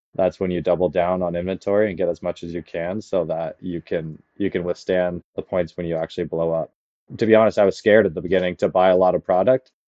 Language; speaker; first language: English; native; English